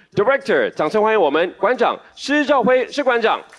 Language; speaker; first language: Chinese; native; Chinese